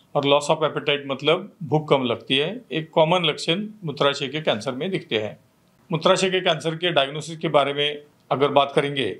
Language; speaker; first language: Hindi; non-native, local second language; Marathi